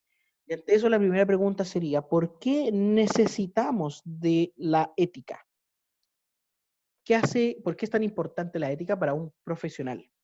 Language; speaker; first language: Spanish; native; Spanish